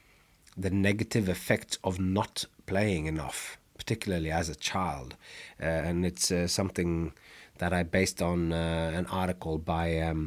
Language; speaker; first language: English; non-native, fluent; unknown